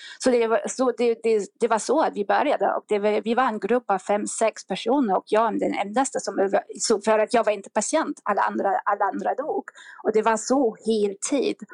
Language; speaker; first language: Swedish; non-native, fluent; German